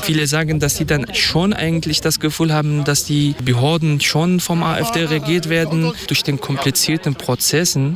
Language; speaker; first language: German; non-native, fluent; Kurdish